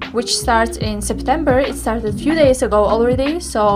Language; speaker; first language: English; non-native, fluent; Tajik